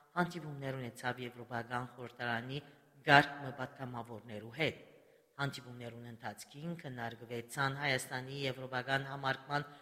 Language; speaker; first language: Armenian; early bilingual, heritage; Armenian